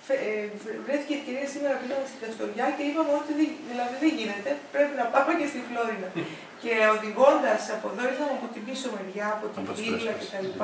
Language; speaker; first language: Greek; native; Greek